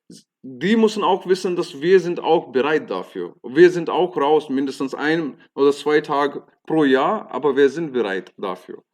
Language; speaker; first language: German; non-native, fluent; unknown